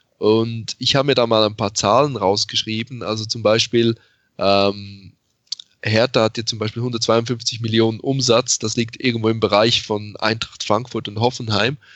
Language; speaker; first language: German; native; German